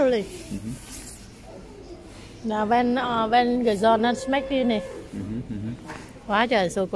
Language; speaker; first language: German; non-native, learner; Vietnamese